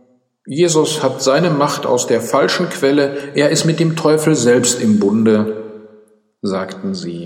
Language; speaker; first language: German; native; German